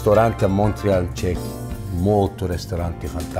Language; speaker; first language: Italian; early bilingual, heritage; Italian